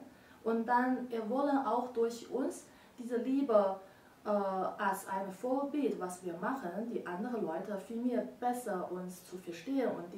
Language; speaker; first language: German; non-native, learner; Chinese